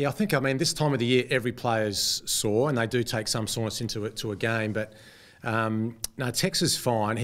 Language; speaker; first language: English; native; English